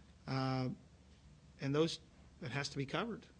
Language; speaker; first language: English; native; English